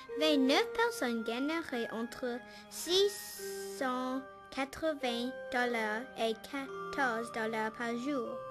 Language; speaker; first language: French; non-native, local second language; English